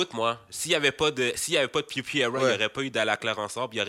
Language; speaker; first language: French; native; French